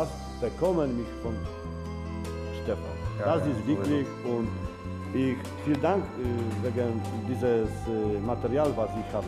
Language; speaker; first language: German; non-native, learner; Polish